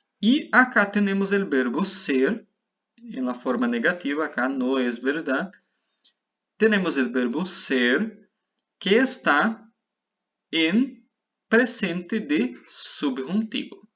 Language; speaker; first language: Spanish; non-native, fluent; Portuguese